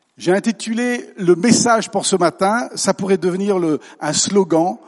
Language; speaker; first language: French; native; French